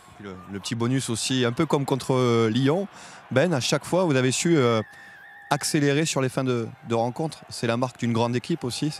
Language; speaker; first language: French; native; French